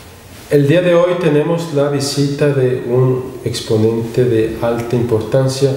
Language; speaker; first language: Spanish; native; Spanish